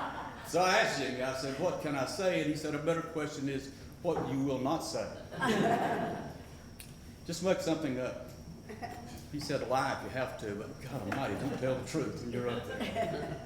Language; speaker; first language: English; native; English